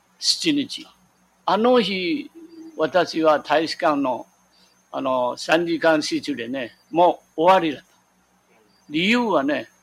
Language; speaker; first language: Japanese; non-native, local second language; Min Nan Chinese